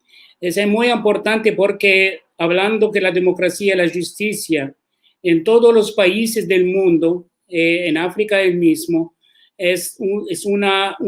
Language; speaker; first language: Spanish; non-native, learner; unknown